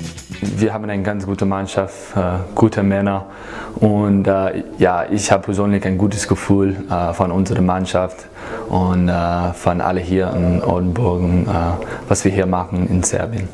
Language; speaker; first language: German; non-native, fluent; English